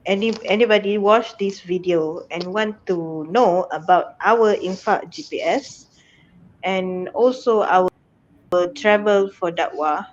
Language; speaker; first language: English; non-native, fluent; Malay